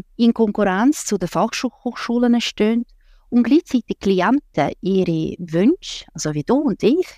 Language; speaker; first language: German; non-native, fluent; Russian